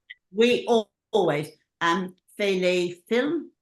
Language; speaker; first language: French; non-native, learner; English